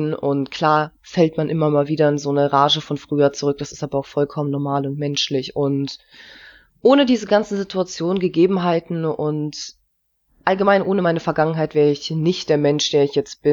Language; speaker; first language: German; native; German